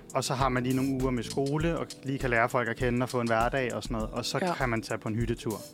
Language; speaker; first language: Danish; native; Danish